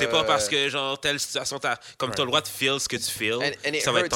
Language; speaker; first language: French; native; French